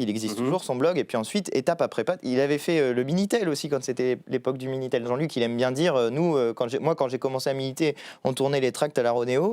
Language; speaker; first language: French; native; French